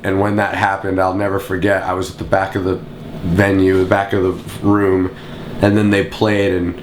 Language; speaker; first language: English; native; English